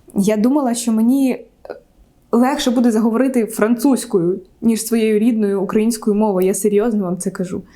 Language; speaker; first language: Ukrainian; non-native, local second language; Russian